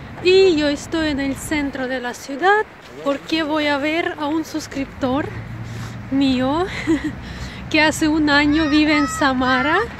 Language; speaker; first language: Spanish; non-native, fluent; Russian